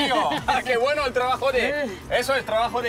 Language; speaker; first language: Spanish; non-native, learner; French